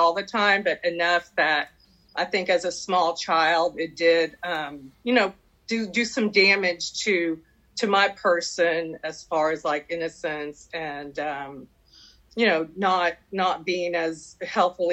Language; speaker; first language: English; early bilingual, other home language; French